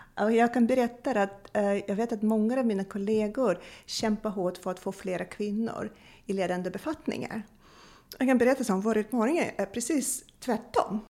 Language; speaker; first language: Swedish; non-native, fluent; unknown